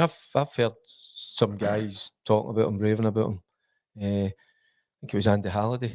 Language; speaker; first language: English; native; English